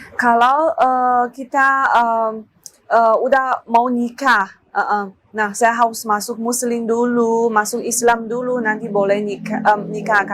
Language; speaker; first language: Indonesian; non-native, learner; Chinese